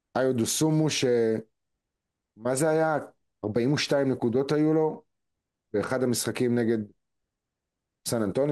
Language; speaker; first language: Hebrew; native; Hebrew